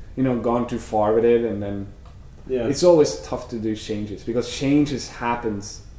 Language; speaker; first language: English; non-native, fluent; Norwegian